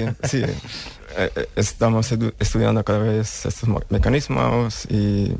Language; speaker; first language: Spanish; non-native, fluent; German